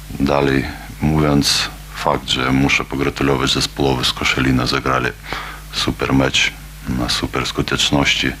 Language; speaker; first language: Polish; non-native, learner; Lithuanian